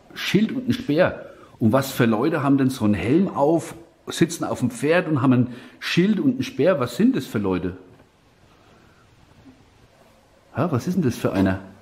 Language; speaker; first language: German; native; German